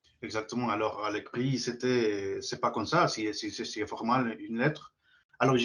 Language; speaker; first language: French; non-native, fluent; Spanish